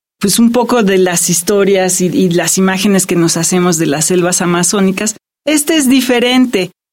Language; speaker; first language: Spanish; native; Spanish